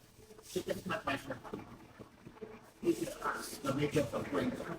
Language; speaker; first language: English; non-native, local second language; Filipino